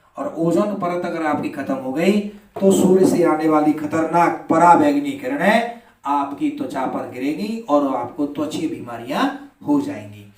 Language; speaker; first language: Hindi; native; Hindi